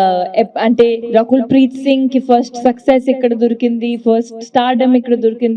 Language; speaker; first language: Telugu; non-native, learner; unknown